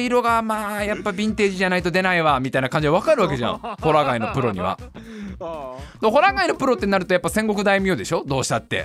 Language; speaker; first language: Japanese; native; Japanese